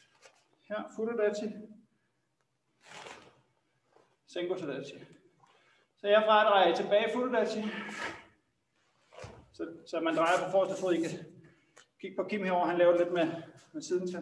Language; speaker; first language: Danish; native; Danish